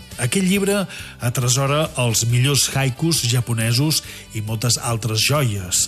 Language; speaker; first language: Catalan; native; Catalan